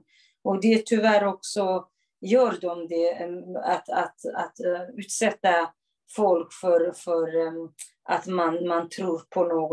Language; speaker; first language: Swedish; non-native, fluent; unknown